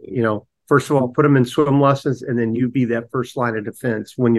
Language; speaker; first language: English; native; English